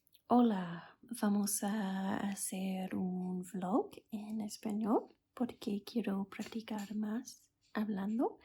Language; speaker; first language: Spanish; non-native, fluent; English